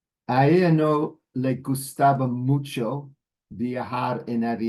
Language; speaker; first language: Spanish; non-native, learner; English